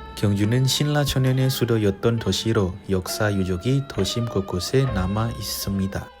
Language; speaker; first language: Korean; non-native, fluent; Indonesian